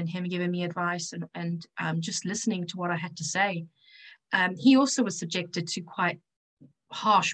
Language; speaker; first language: English; native; English